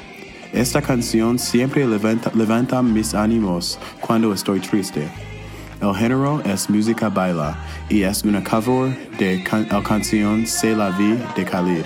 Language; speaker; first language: Spanish; non-native, learner; English